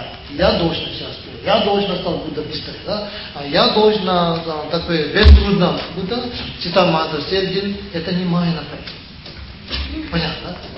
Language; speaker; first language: Russian; non-native, learner; Tibetan